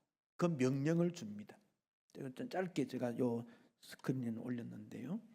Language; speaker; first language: Korean; native; Korean